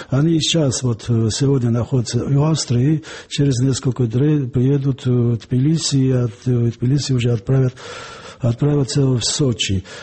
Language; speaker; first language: Russian; non-native, local second language; Georgian